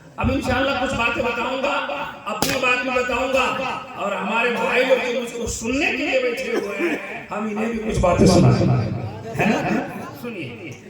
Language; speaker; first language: Hindi; non-native, local second language; Maithili